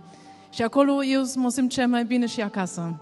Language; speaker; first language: Romanian; non-native, learner; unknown